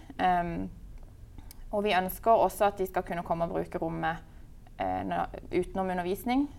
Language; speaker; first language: Norwegian; native; Norwegian